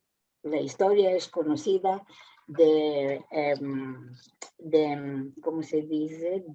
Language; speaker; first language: Spanish; early bilingual, heritage; Ladino